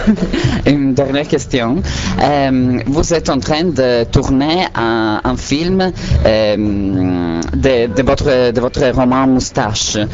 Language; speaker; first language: French; non-native, learner; Italian